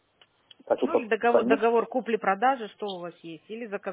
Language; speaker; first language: Russian; native; Russian